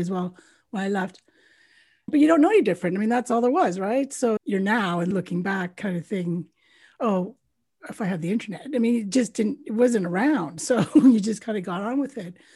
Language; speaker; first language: English; native; English